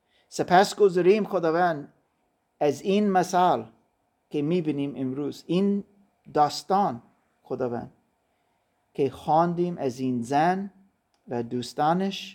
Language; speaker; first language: Persian; non-native, fluent; German